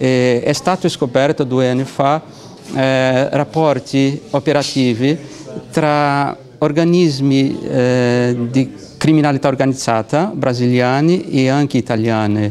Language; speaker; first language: Italian; non-native, fluent; Portuguese